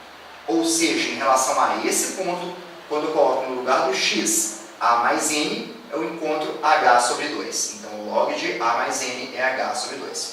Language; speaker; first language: Portuguese; native; Portuguese